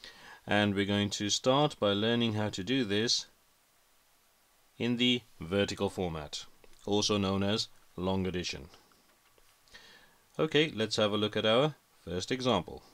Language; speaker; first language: English; native; English